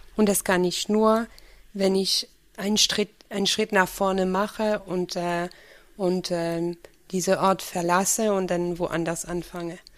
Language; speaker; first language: German; non-native, fluent; French